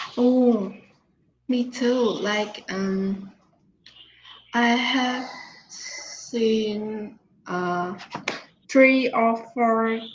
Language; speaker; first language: English; non-native, learner; Vietnamese